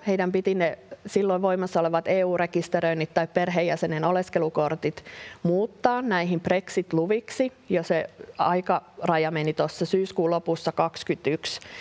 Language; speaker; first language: Finnish; native; Finnish